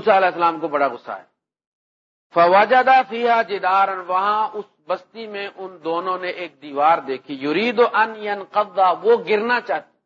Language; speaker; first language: Urdu; non-native, local second language; Punjabi